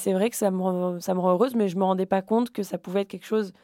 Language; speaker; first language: French; native; French